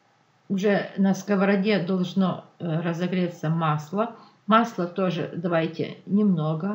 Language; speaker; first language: Russian; non-native, local second language; Ukrainian